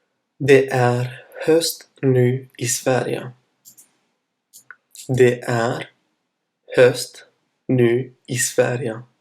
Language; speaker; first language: Swedish; non-native, fluent; Arabic